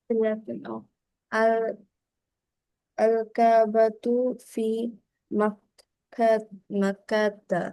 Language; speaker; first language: Arabic; non-native, learner; Bangla